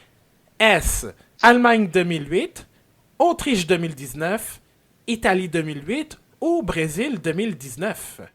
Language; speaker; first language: French; native; French